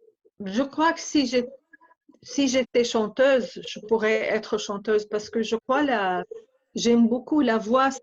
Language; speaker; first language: French; non-native, fluent; Arabic